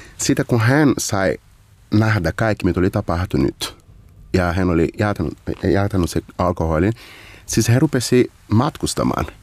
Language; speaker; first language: Finnish; non-native, learner; Portuguese